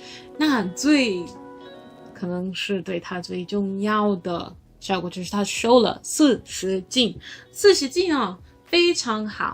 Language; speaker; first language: Chinese; non-native, learner; English